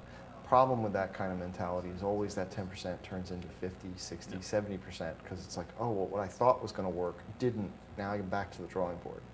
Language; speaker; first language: English; native; English